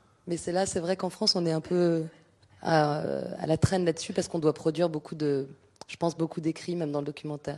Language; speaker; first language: French; native; French